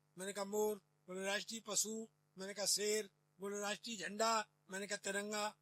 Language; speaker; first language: Hindi; native; Hindi